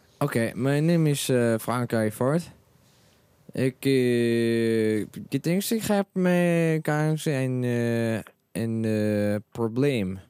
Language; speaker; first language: Dutch; non-native, learner; Norwegian